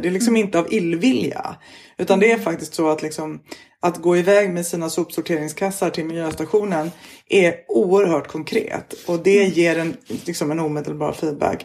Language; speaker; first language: Swedish; native; Swedish